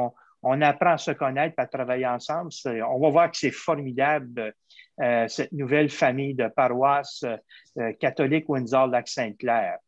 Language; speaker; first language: French; native; French